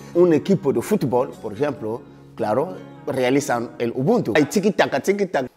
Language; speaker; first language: Spanish; non-native, fluent; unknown